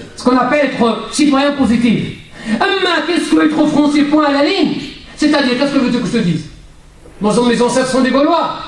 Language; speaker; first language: French; non-native, local second language; Arabic